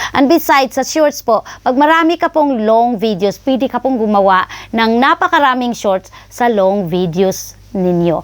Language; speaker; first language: Filipino; non-native, local second language; Cebuano